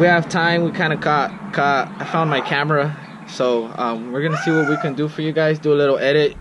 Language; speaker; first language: English; early bilingual, other home language; Spanish